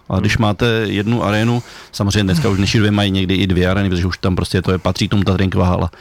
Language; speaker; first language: Czech; native; Czech